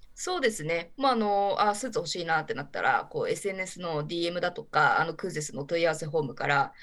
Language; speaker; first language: Japanese; native; Japanese